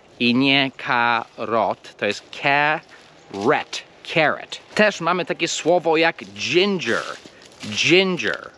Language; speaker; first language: Polish; non-native, fluent; English